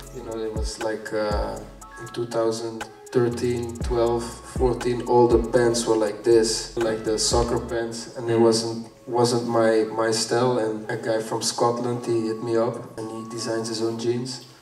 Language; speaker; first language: English; non-native, fluent; Dutch